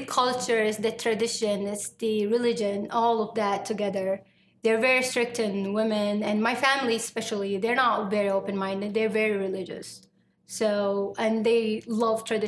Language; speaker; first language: English; non-native, fluent; Arabic